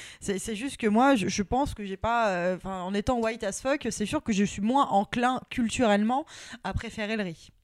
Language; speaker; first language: French; native; French